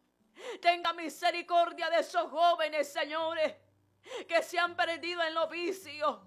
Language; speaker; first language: Spanish; native; Spanish